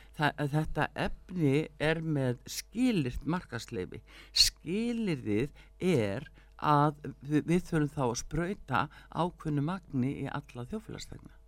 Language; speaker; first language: Icelandic; early bilingual, heritage; Icelandic